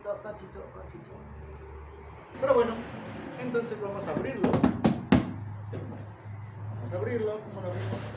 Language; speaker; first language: Spanish; native; Spanish